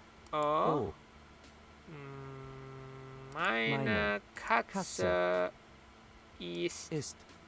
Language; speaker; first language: German; non-native, learner; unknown